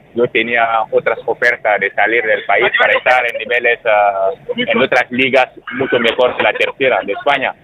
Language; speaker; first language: Spanish; non-native, fluent; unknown